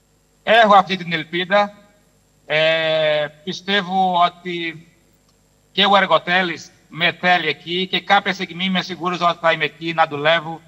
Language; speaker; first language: Greek; non-native, fluent; Portuguese